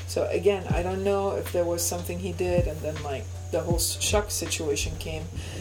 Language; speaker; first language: English; non-native, fluent; German